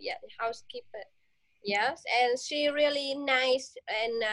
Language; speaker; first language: English; non-native, learner; Vietnamese